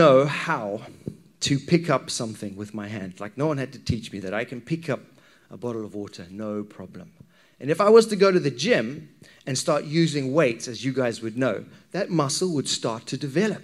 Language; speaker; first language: English; native; English